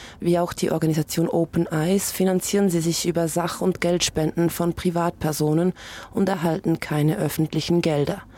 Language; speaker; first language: German; native; German